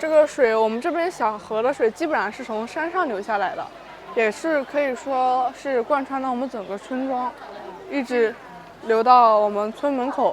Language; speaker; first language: Chinese; native; Chinese